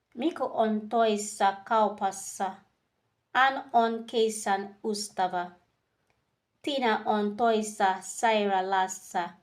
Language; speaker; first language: Finnish; non-native, learner; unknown